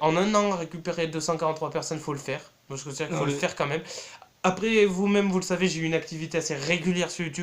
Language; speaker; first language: French; native; French